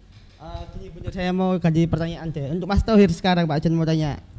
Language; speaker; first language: Indonesian; native; Indonesian